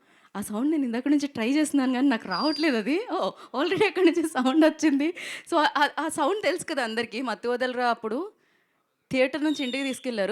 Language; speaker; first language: Telugu; native; Telugu